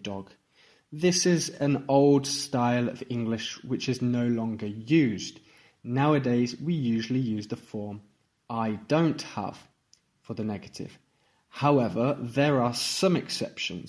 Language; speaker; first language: English; native; English